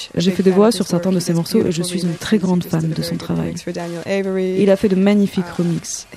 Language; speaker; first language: French; non-native, fluent; English